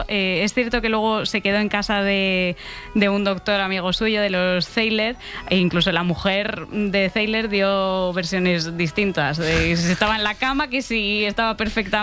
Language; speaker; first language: Spanish; native; Spanish